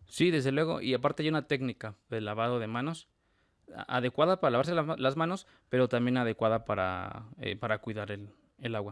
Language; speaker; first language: Spanish; native; Spanish